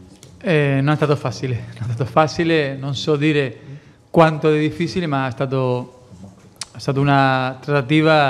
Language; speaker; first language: Italian; non-native, fluent; Spanish